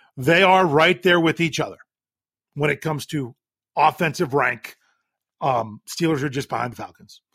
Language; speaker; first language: English; native; English